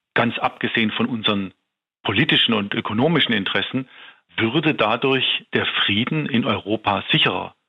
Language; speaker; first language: German; native; German